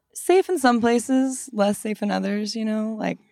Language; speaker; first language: English; native; English